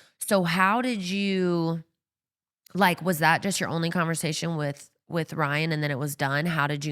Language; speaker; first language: English; native; English